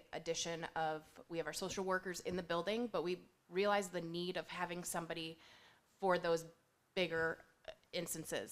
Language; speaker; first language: English; native; English